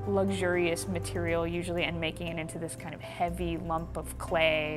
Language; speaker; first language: English; native; English